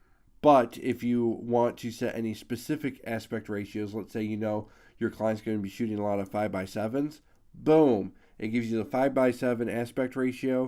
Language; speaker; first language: English; native; English